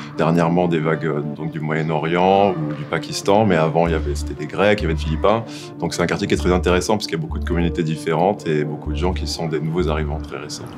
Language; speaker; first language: French; native; French